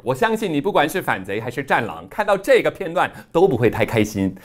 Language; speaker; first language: Chinese; non-native, fluent; English